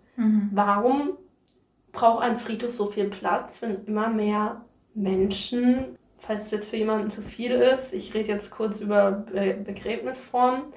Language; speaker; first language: German; native; German